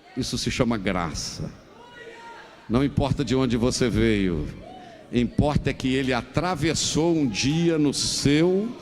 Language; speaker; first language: Portuguese; native; Portuguese